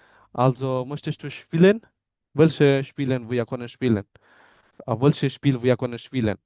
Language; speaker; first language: German; non-native, learner; Bangla